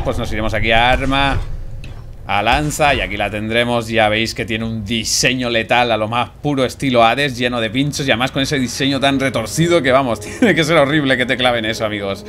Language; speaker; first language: Spanish; native; Spanish